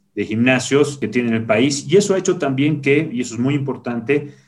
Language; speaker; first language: Spanish; native; Spanish